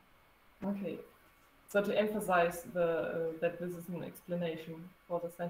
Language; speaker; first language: English; non-native, fluent; German